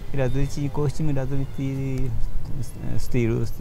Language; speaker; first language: Bulgarian; non-native, learner; Japanese